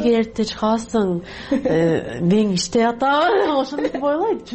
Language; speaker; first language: Kyrgyz; non-native, learner; English